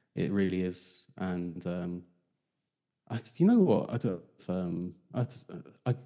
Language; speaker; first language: English; native; English